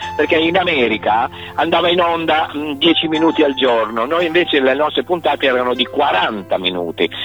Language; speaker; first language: Italian; native; Italian